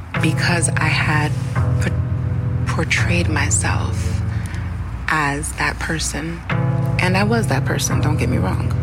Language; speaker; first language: English; native; English